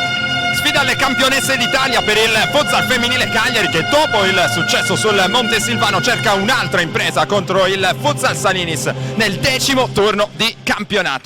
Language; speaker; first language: Italian; native; Italian